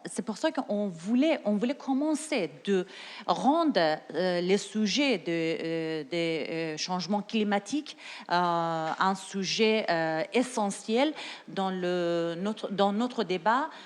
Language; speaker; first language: French; non-native, learner; Persian